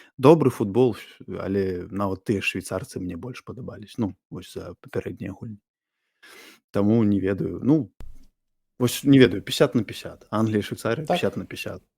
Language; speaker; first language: Belarusian; non-native, local second language; Russian